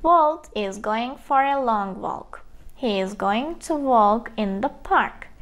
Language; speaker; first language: English; non-native, fluent; Turkish